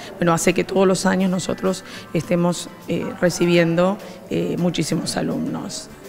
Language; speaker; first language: Spanish; native; Spanish